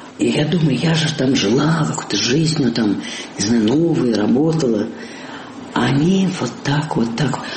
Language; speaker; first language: Russian; native; Russian